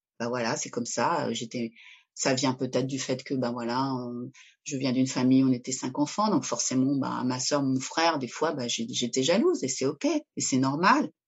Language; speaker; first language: French; early bilingual, other home language; Spanish